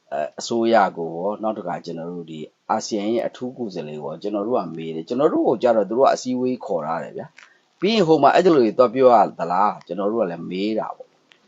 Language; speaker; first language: Burmese; non-native, local second language; Pa'o Karen